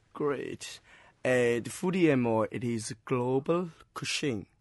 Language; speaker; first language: English; non-native, learner; Chinese